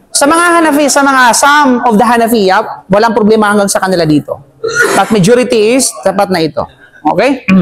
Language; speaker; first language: Filipino; native; Filipino